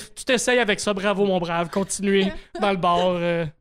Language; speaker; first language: French; native; French